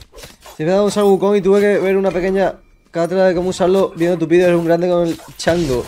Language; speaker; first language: Spanish; native; Spanish